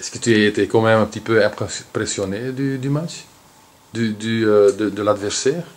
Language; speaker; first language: French; non-native, local second language; Dutch